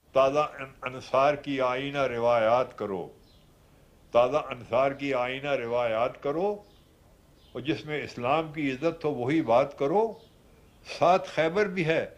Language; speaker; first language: Urdu; native; Urdu